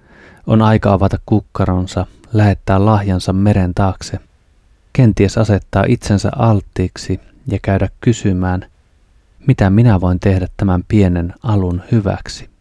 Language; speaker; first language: Finnish; native; Finnish